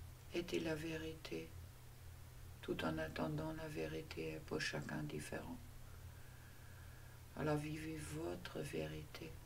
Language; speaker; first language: French; non-native, fluent; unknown